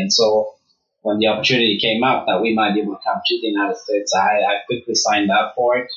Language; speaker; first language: English; early bilingual, other home language; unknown